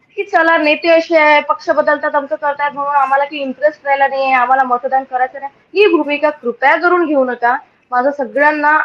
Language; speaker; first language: Marathi; native; Marathi